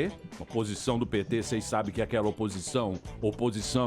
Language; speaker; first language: Portuguese; native; Portuguese